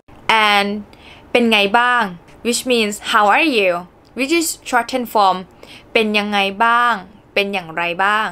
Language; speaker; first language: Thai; native; Thai